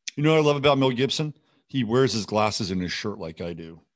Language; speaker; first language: English; native; English